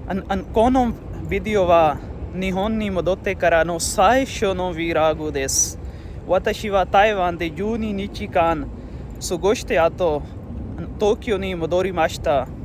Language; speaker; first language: Japanese; non-native, learner; Urdu